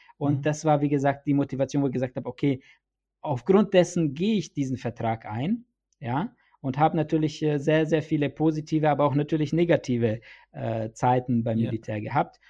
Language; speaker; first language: German; early bilingual, other home language; Bosnian